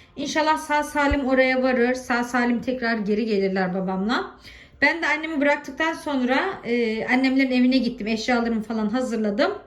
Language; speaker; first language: Turkish; early bilingual, heritage; Turkish